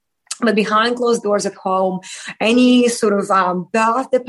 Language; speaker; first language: English; non-native, fluent; Russian